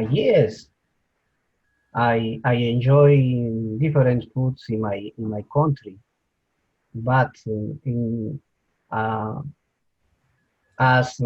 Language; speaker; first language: English; non-native, learner; Spanish